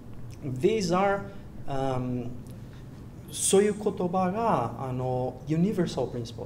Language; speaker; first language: Japanese; non-native, learner; Portuguese